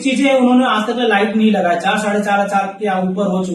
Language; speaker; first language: Hindi; native; Hindi